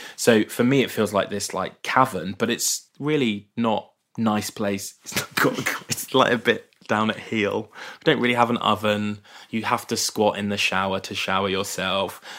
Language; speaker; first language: English; native; English